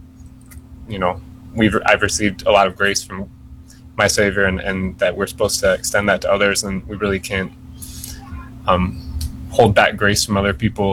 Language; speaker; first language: English; native; English